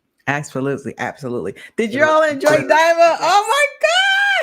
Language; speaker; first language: English; native; English